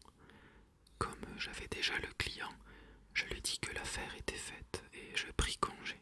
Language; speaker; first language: French; native; French